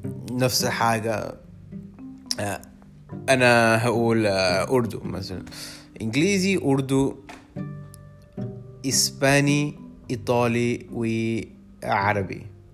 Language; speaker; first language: Arabic; non-native, learner; Urdu